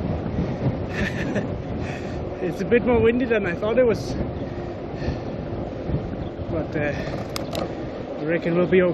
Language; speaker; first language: English; non-native, fluent; Danish